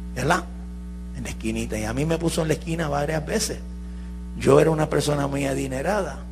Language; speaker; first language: Spanish; early bilingual, heritage; Spanish